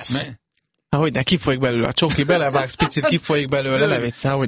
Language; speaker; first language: Hungarian; native; Hungarian